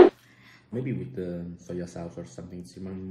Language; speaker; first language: English; non-native, fluent; Italian